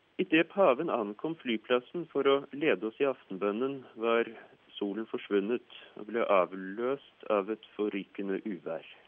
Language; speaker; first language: Norwegian; native; Norwegian